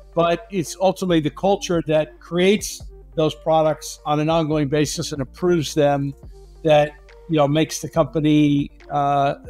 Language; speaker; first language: English; native; English